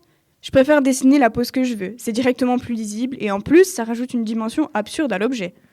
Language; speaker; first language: French; native; French